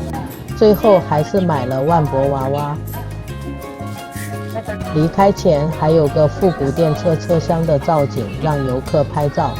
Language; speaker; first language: Chinese; native; Chinese